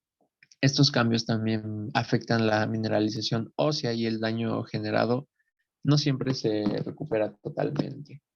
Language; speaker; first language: Spanish; native; Spanish